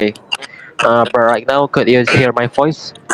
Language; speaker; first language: English; non-native, learner; Indonesian